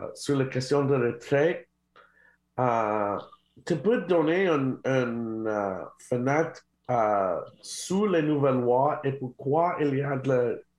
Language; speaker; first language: French; non-native, learner; English